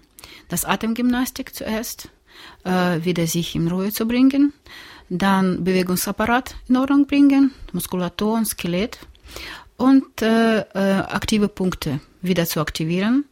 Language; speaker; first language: German; non-native, learner; Russian